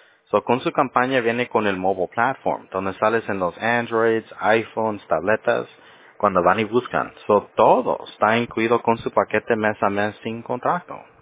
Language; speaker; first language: Spanish; early bilingual, heritage; Spanish